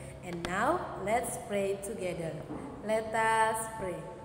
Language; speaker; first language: English; non-native, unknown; Indonesian